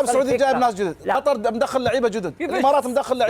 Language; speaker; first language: Arabic; native; Arabic